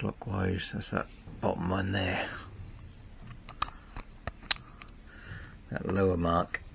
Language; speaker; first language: English; native; English